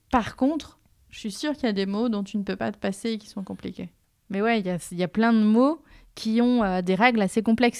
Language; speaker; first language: French; native; French